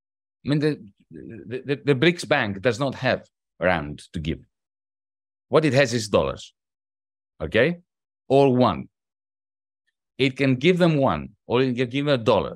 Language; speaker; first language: English; non-native, fluent; Greek